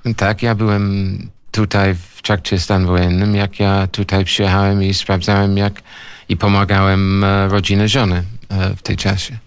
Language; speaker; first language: Polish; non-native, fluent; English